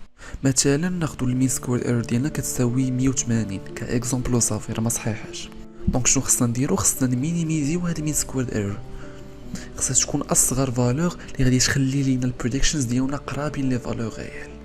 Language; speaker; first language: Arabic; native; Arabic